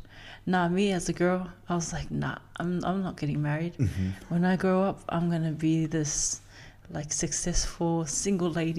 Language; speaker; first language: English; native; English